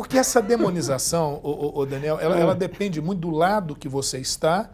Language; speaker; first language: Portuguese; native; Portuguese